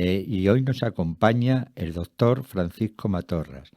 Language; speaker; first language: Spanish; native; Spanish